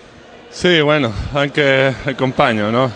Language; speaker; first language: Italian; non-native, learner; Spanish